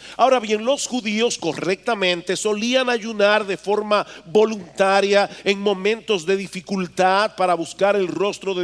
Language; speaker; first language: Spanish; native; Spanish